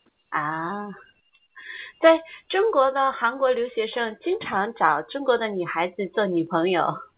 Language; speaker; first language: Chinese; native; Chinese